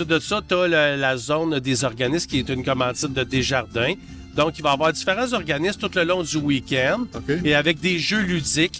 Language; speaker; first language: French; native; French